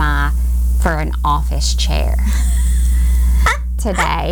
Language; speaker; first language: English; native; English